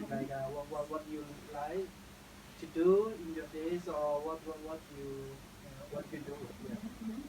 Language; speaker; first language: English; non-native, learner; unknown